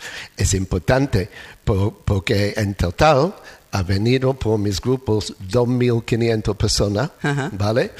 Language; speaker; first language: Spanish; non-native, fluent; English